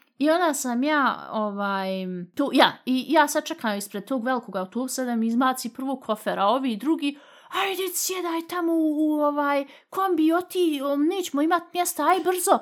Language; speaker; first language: Bosnian; early bilingual, heritage; Bosnian